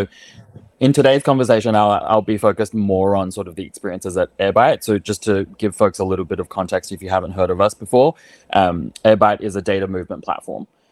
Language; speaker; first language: English; native; English